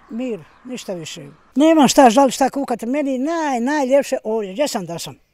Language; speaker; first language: Croatian; native; Croatian